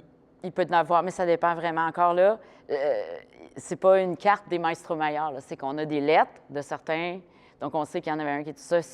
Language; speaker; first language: French; native; French